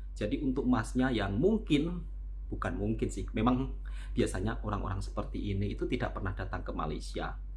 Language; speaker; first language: Indonesian; native; Indonesian